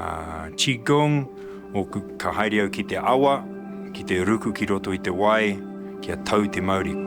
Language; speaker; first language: Māori; non-native, local second language; English